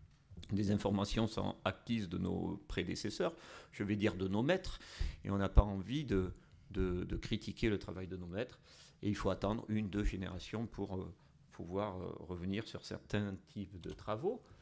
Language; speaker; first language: French; native; French